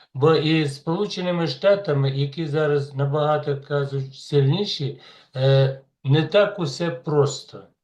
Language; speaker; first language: Ukrainian; native; Ukrainian